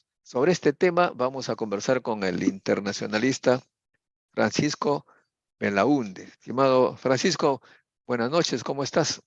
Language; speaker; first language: Spanish; native; Spanish